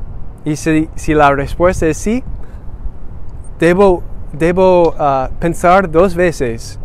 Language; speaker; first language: Spanish; non-native, learner; English